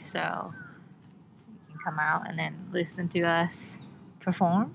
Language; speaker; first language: English; non-native, fluent; Japanese